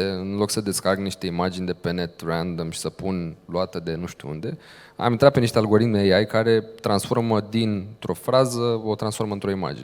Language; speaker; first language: Romanian; native; Romanian